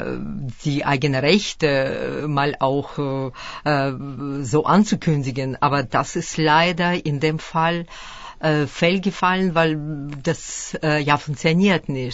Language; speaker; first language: German; early bilingual, other home language; Russian